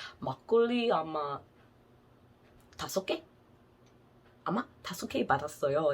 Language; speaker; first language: Korean; non-native, learner; English